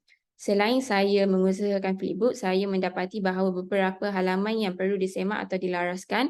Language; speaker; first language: Malay; native; Malay